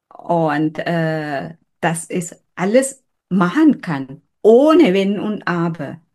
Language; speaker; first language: German; non-native, fluent; Sinhala